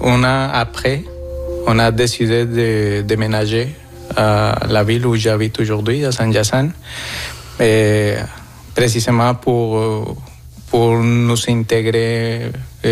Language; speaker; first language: French; non-native, fluent; Spanish